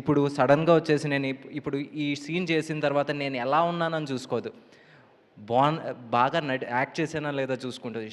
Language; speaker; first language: Telugu; native; Telugu